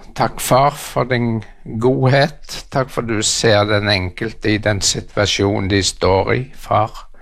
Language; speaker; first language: Norwegian; native; Norwegian